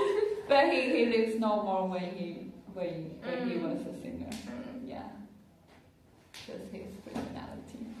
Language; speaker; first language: English; non-native, learner; Chinese